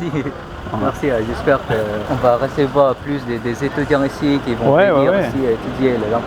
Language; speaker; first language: French; non-native, fluent; Filipino